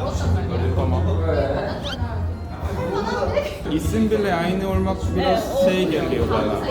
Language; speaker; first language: Turkish; non-native, learner; Korean